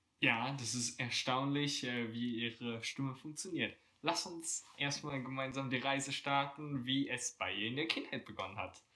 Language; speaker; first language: German; native; German